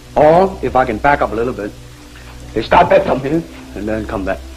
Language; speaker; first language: English; non-native, local second language; Cantonese